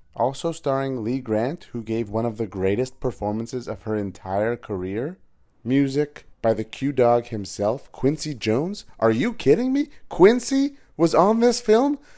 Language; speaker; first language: English; native; English